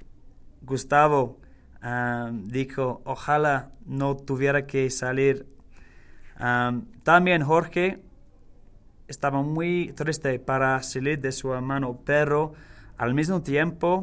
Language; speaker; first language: Spanish; non-native, learner; English